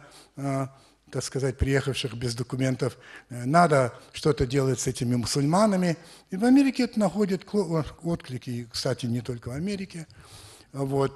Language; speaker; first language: Russian; early bilingual, heritage; French